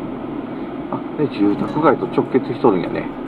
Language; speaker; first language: Japanese; native; Japanese